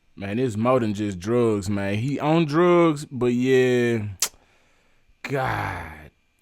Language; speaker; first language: English; native; English